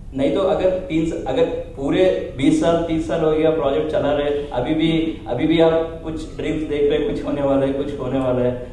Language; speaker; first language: Hindi; non-native, local second language; Telugu